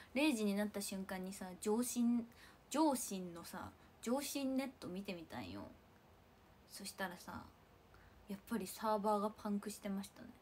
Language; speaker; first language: Japanese; native; Japanese